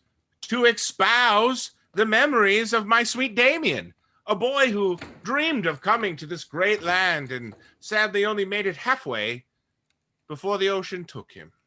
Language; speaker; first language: English; native; English